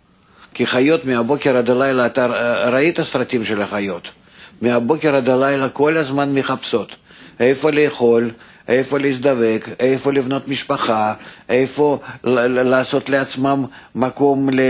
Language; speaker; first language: Hebrew; non-native, fluent; Russian